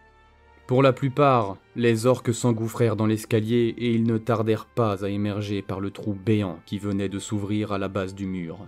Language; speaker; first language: French; native; French